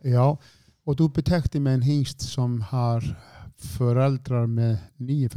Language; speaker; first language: Swedish; non-native, fluent; Icelandic